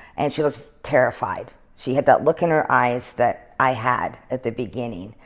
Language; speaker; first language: English; native; English